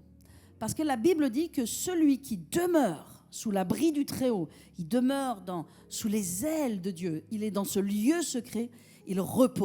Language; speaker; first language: French; native; French